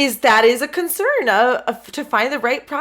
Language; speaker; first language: English; native; English